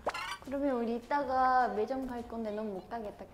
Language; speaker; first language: Korean; native; Korean